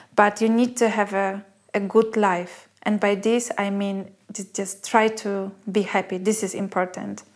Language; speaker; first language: English; non-native, fluent; Polish